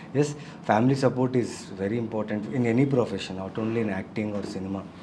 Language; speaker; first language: Telugu; non-native, local second language; Tamil